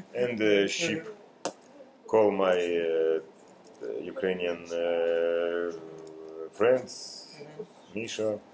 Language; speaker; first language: English; non-native, learner; Russian